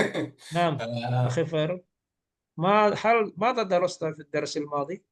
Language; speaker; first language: Arabic; non-native, fluent; Malay